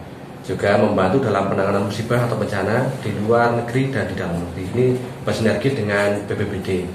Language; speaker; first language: Indonesian; native; Indonesian